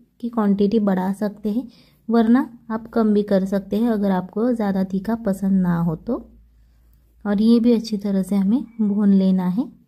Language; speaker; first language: Hindi; non-native, local second language; Marathi